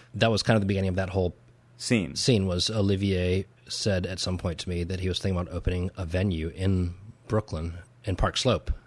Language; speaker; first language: English; native; English